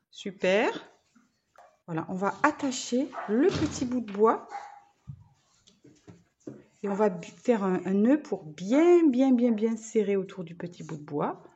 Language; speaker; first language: French; native; French